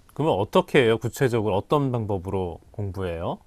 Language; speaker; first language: Korean; native; Korean